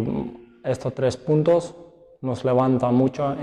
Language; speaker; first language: Spanish; non-native, learner; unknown